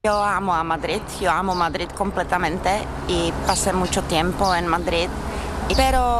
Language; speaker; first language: Spanish; non-native, learner; Czech